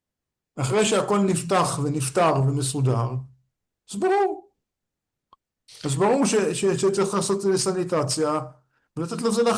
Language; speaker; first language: Hebrew; native; Hebrew